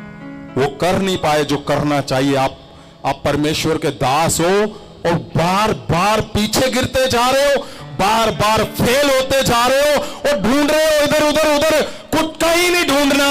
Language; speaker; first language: Hindi; non-native, local second language; Punjabi